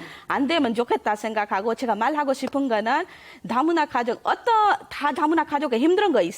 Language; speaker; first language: Korean; non-native, learner; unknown